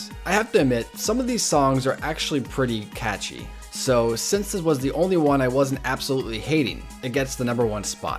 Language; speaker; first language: English; native; English